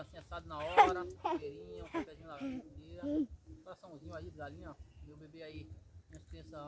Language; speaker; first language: Portuguese; native; Portuguese